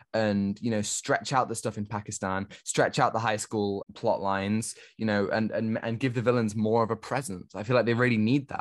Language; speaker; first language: English; native; English